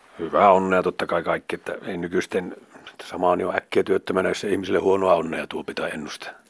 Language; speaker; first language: Finnish; native; Finnish